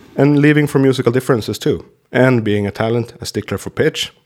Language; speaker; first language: English; non-native, fluent; Swedish